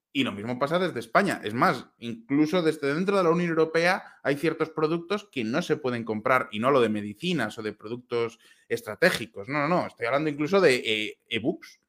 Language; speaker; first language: Spanish; native; Spanish